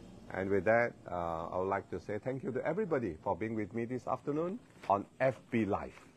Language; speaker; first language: English; non-native, local second language; Min Nan Chinese